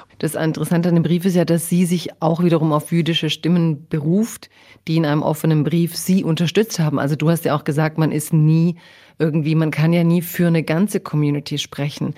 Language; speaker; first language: German; early bilingual, other home language; Croatian